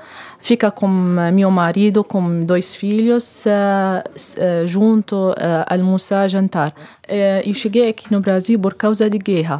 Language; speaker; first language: Portuguese; non-native, learner; Arabic